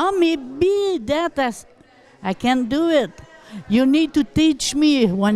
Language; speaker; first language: English; non-native, local second language; French